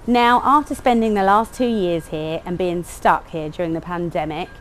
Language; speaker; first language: English; native; English